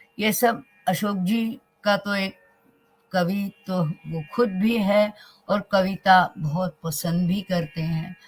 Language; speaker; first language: Hindi; non-native, local second language; Marathi